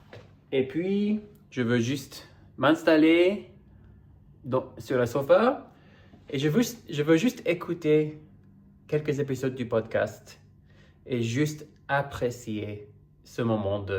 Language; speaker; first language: French; non-native, fluent; English